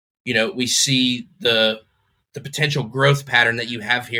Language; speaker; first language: English; native; English